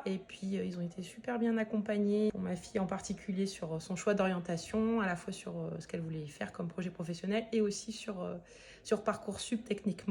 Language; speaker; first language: French; native; French